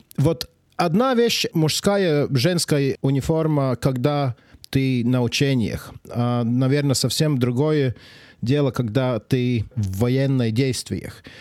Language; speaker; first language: Russian; non-native, local second language; Latvian